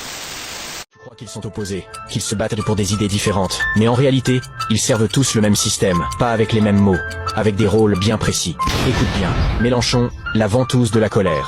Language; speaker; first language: French; native; French